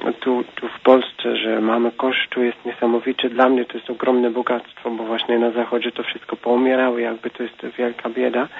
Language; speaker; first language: Polish; non-native, fluent; Dutch